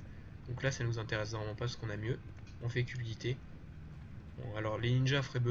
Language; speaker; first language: French; native; French